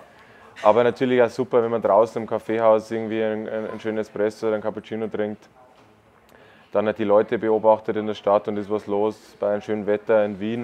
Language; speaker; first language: German; native; German